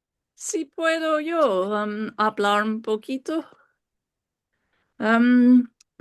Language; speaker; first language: Spanish; non-native, fluent; English